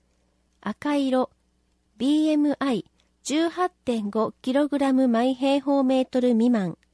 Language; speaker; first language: Japanese; native; Japanese